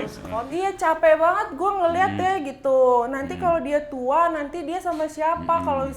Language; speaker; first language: Indonesian; native; Indonesian